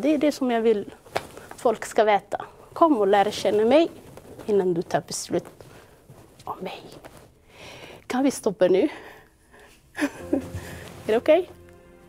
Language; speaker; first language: Swedish; non-native, fluent; Somali